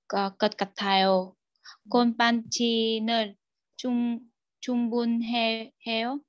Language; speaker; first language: Korean; non-native, learner; Vietnamese